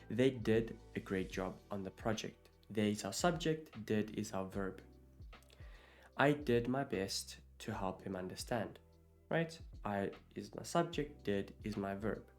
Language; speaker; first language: English; non-native, fluent; Italian